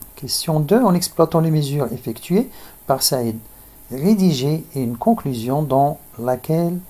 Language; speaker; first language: French; non-native, local second language; Arabic